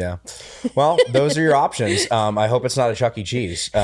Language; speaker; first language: English; native; English